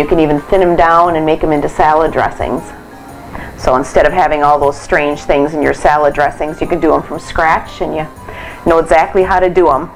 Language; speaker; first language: English; native; English